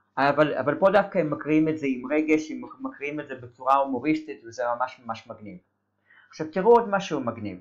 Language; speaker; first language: Hebrew; native; Hebrew